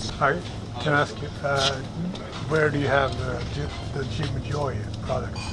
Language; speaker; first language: English; non-native, fluent; Swedish